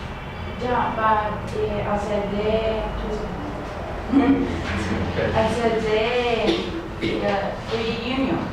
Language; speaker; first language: English; non-native, learner; Spanish